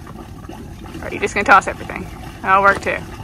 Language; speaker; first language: English; native; English